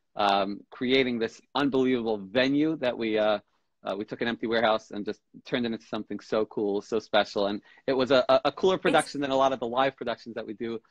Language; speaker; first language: English; native; English